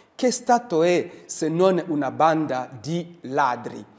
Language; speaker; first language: Italian; non-native, fluent; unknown